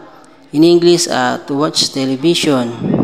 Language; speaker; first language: English; non-native, local second language; Filipino